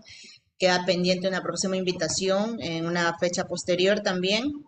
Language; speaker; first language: Spanish; native; Spanish